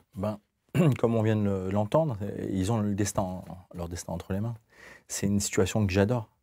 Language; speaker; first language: French; native; French